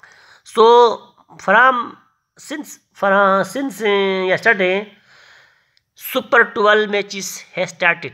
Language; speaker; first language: English; non-native, learner; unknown